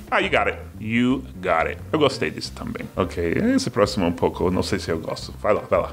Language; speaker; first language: Portuguese; non-native, fluent; English